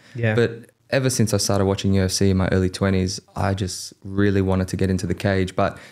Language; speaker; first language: English; native; English